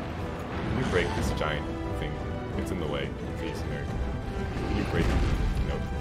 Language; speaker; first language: English; native; English